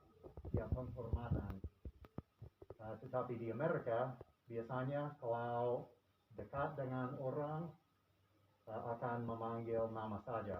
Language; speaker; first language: Indonesian; non-native, fluent; English